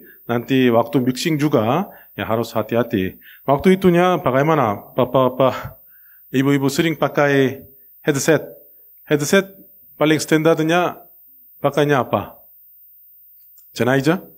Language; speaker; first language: Indonesian; non-native, learner; Korean